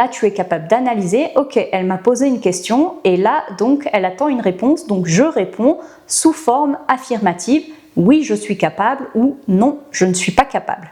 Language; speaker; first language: French; native; French